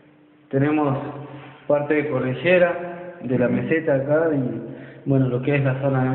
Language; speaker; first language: Spanish; native; Spanish